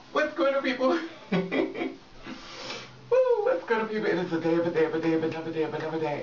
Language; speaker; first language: English; native; English